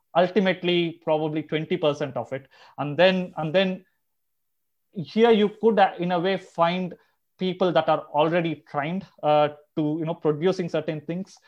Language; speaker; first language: English; non-native, local second language; Telugu